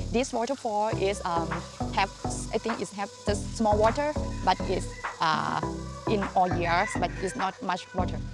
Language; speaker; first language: English; non-native, learner; Thai